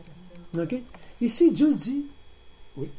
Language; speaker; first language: French; native; French